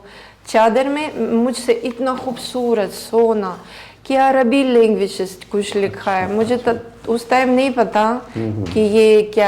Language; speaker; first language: Hindi; non-native, learner; Greek